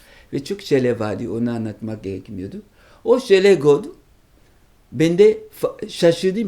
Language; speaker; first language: Turkish; non-native, learner; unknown